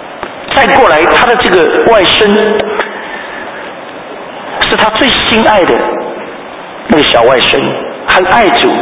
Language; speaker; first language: Chinese; native; Chinese